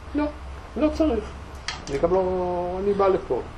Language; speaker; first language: Hebrew; native; Hebrew